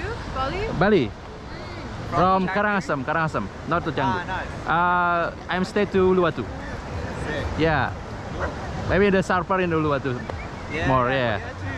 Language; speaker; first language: English; non-native, learner; Indonesian